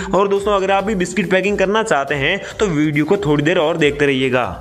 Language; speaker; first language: Hindi; native; Hindi